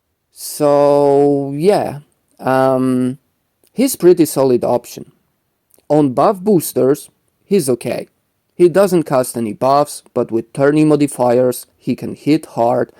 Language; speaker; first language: English; non-native, fluent; Polish